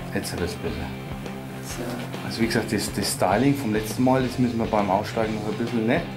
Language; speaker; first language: German; native; German